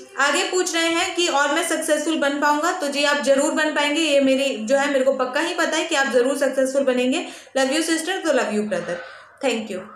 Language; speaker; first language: Hindi; native; Hindi